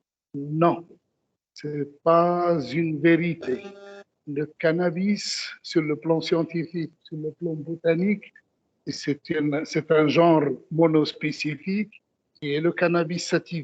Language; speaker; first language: French; non-native, local second language; Arabic